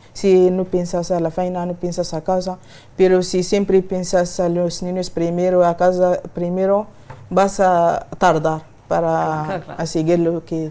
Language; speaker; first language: Spanish; non-native, learner; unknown